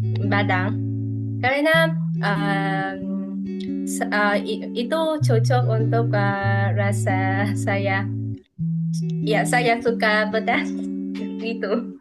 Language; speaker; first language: Indonesian; non-native, fluent; Vietnamese